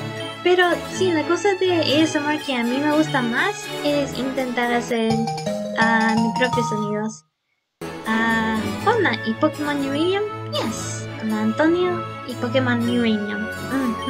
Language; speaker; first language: Spanish; early bilingual, heritage; Spanish